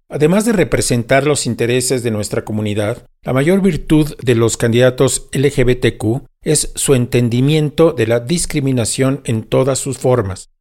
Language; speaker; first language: Spanish; native; Spanish